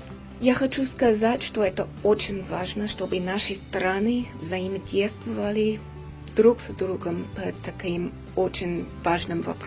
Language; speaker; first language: Russian; non-native, fluent; English